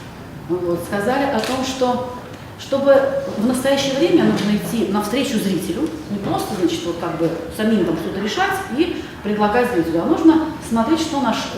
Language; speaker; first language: Russian; native; Russian